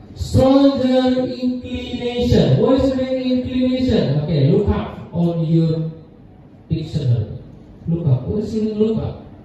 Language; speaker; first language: English; non-native, learner; Indonesian